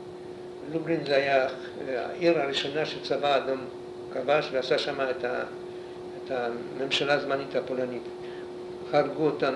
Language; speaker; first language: Hebrew; non-native, fluent; Polish